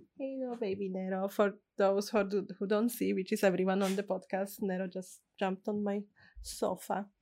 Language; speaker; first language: English; non-native, fluent; Czech